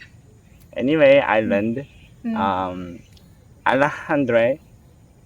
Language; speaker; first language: English; non-native, learner; Korean